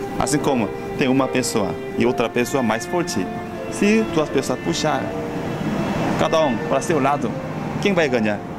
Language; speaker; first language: Portuguese; non-native, fluent; Korean